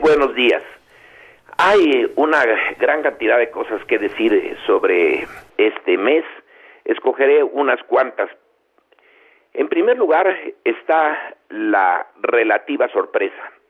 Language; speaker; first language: Spanish; native; Spanish